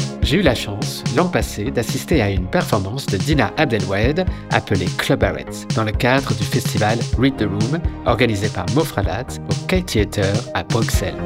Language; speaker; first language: French; native; French